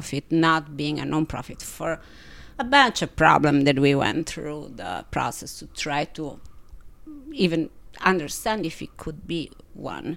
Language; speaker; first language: English; non-native, fluent; Italian